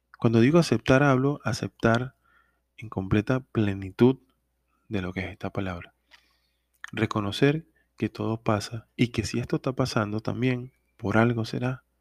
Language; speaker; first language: Spanish; native; Spanish